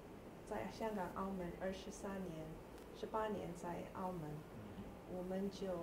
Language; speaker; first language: Chinese; early bilingual, heritage; English